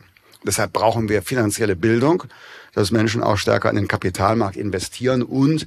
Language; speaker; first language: German; native; German